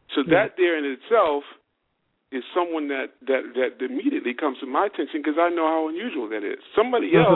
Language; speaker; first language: English; native; English